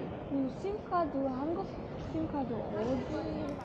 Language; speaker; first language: Korean; non-native, learner; Filipino